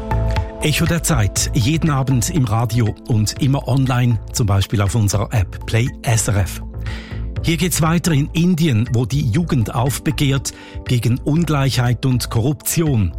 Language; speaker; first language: German; native; German